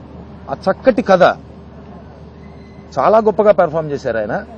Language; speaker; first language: Telugu; native; Telugu